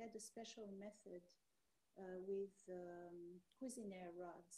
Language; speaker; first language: English; non-native, fluent; Arabic